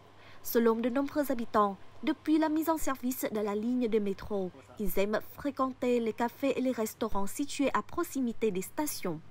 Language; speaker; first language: French; non-native, fluent; Vietnamese